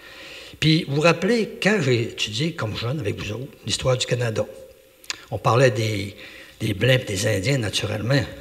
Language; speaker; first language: French; native; French